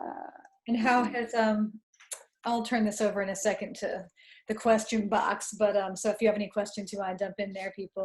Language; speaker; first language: English; native; English